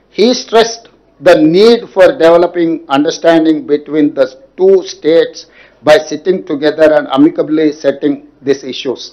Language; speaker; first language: English; non-native, local second language; Telugu